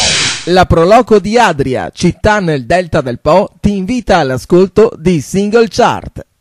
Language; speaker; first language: Italian; native; Italian